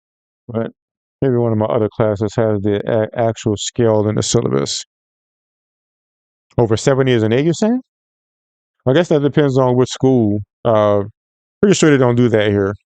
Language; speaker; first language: English; native; English